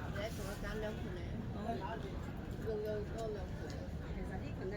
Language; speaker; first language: Cantonese; native; Cantonese